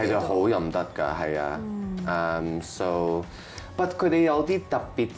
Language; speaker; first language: Cantonese; non-native, local second language; French